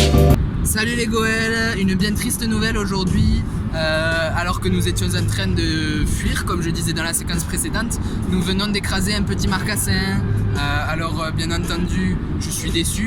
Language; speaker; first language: French; native; French